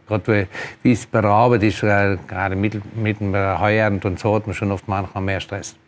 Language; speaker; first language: German; native; German